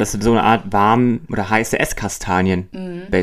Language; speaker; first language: German; non-native, learner; French